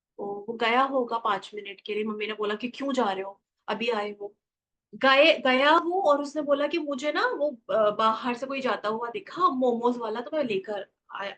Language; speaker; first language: Hindi; native; Hindi